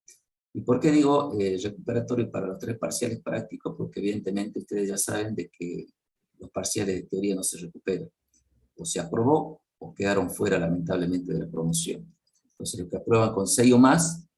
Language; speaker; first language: Spanish; native; Spanish